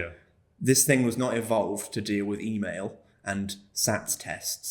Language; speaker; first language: English; native; English